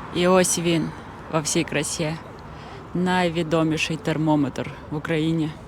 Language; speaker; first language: Ukrainian; non-native, local second language; Russian